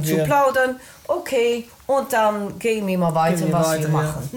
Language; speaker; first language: German; non-native, learner; Dutch